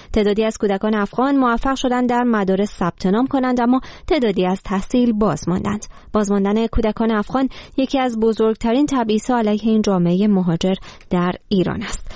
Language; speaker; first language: Persian; native; Persian